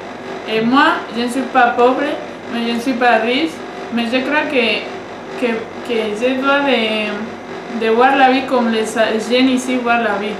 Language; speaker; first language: French; non-native, learner; Spanish